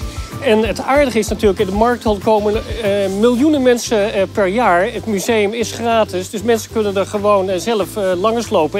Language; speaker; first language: Dutch; native; Dutch